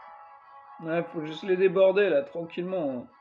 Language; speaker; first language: French; native; French